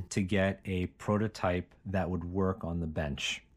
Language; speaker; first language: English; native; English